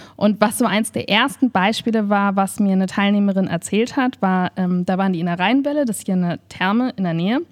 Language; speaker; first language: German; native; German